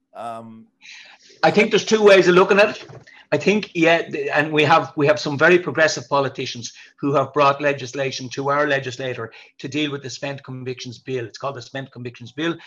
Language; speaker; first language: English; native; English